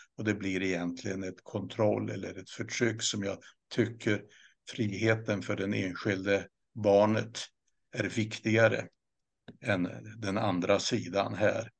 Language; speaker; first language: Swedish; native; Swedish